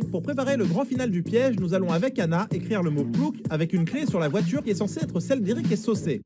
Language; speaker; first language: French; native; French